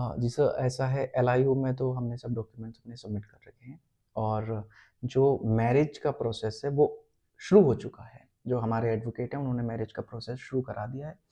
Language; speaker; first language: Hindi; native; Hindi